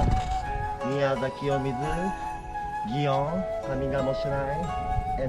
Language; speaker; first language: English; non-native, learner; Japanese